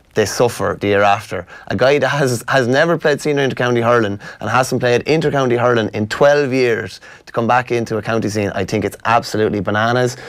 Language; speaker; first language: English; native; English